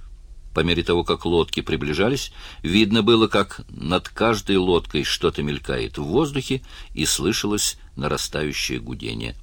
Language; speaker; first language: Russian; native; Russian